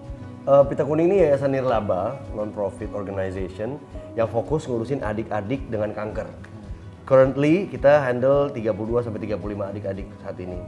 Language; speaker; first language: Indonesian; native; Indonesian